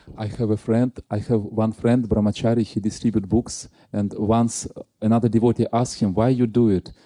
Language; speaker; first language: English; non-native, fluent; Russian